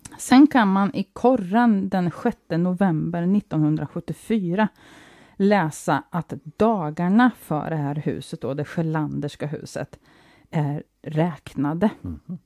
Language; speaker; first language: Swedish; native; Swedish